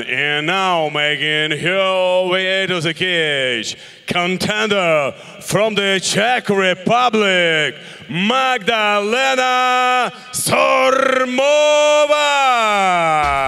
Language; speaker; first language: English; non-native, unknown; Ukrainian